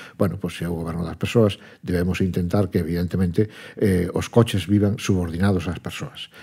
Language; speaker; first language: Galician; non-native, local second language; Spanish